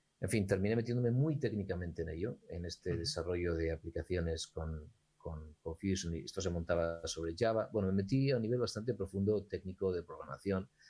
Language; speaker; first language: Spanish; native; Spanish